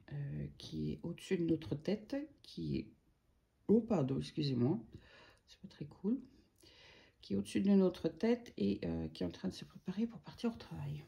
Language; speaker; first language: French; native; French